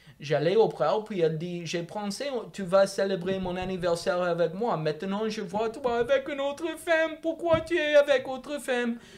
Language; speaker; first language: French; non-native, local second language; English